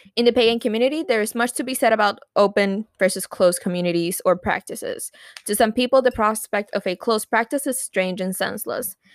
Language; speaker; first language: English; non-native, fluent; Spanish